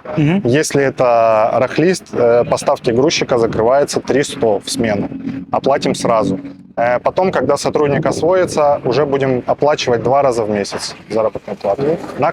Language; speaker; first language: Russian; native; Russian